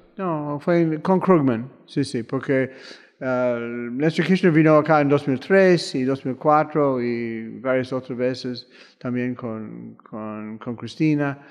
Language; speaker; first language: Spanish; non-native, fluent; English